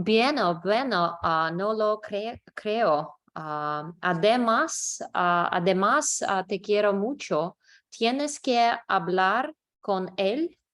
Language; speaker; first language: Spanish; non-native, learner; English